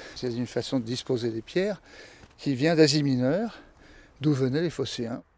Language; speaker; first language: French; non-native, fluent; Italian